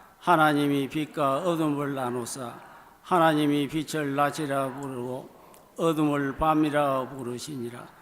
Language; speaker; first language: Korean; native; Korean